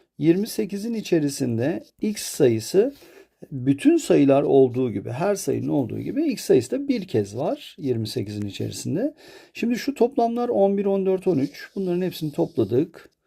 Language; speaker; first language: Turkish; native; Turkish